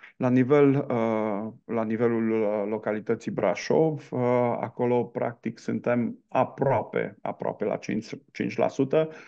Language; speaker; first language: Romanian; non-native, local second language; Hungarian